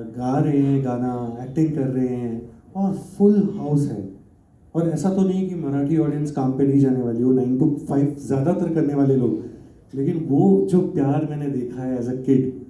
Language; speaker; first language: Hindi; non-native, local second language; Gujarati